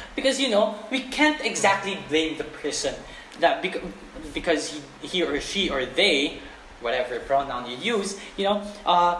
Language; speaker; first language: English; non-native, local second language; Filipino